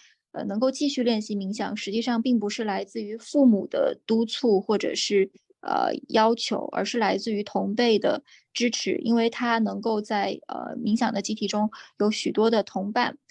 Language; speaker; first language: Chinese; native; Chinese